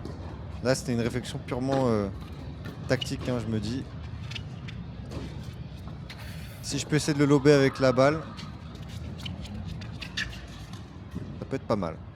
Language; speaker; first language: French; native; French